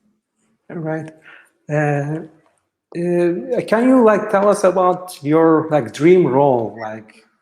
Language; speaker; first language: English; non-native, fluent; Turkish